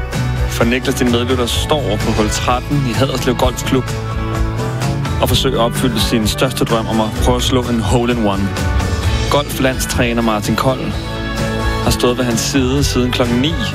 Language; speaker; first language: Danish; native; Danish